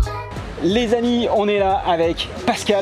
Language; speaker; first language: French; native; French